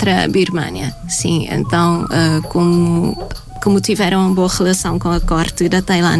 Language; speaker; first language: Portuguese; non-native, fluent; Thai